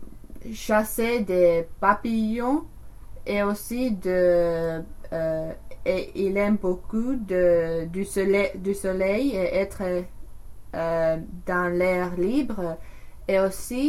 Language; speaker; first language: French; non-native, learner; English